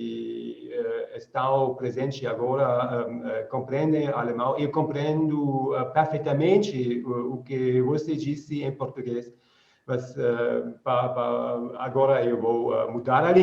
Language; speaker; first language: Portuguese; non-native, learner; German